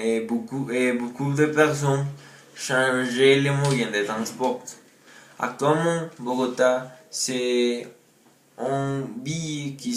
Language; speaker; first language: French; non-native, learner; Spanish